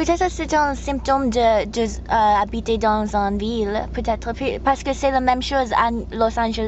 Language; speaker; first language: French; non-native, learner; English